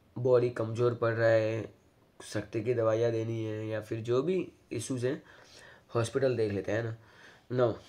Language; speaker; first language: Hindi; non-native, local second language; Gujarati